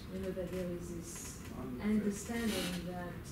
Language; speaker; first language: English; early bilingual, other home language; Arabic